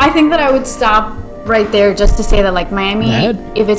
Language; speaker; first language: English; early bilingual, other home language; Spanish